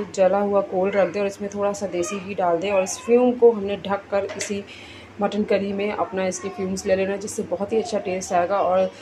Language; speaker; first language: Hindi; native; Hindi